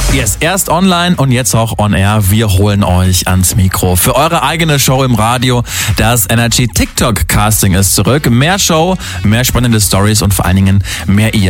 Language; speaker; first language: German; native; German